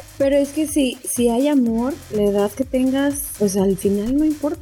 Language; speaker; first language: Spanish; native; Spanish